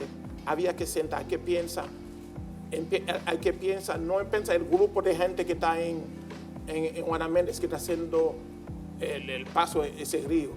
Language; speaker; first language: Spanish; non-native, learner; Haitian Creole